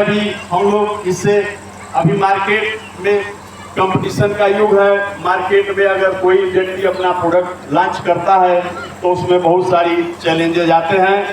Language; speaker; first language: Hindi; native; Hindi